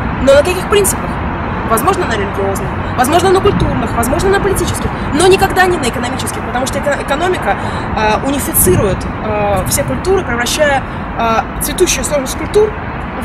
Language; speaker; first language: Russian; native; Russian